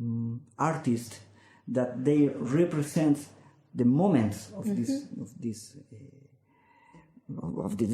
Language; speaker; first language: English; non-native, learner; Spanish